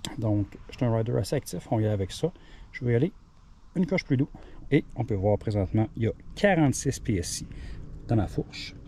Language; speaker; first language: French; native; French